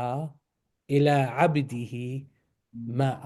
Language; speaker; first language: Arabic; non-native, fluent; English